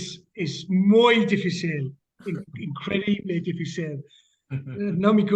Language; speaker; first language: Spanish; non-native, learner; English